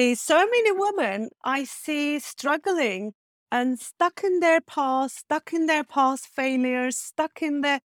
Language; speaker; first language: English; non-native, fluent; Turkish